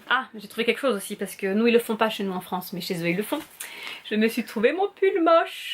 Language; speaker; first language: French; native; French